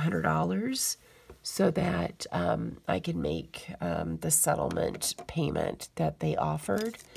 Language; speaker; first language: English; native; English